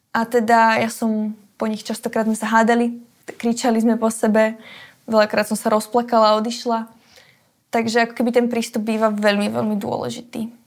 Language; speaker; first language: Slovak; native; Slovak